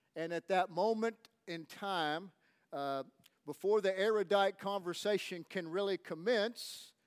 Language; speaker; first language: English; native; English